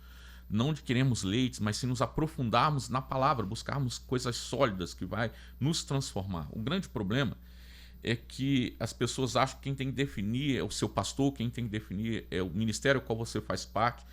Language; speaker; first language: Portuguese; native; Portuguese